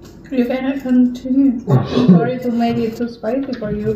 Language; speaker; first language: English; non-native, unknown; Indonesian